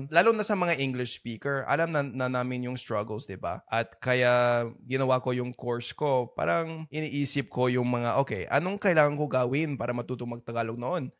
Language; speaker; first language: Filipino; non-native, fluent; English